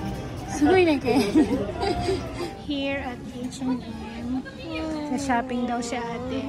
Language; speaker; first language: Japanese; non-native, learner; Filipino